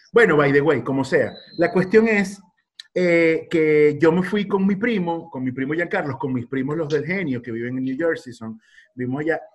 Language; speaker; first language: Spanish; native; Spanish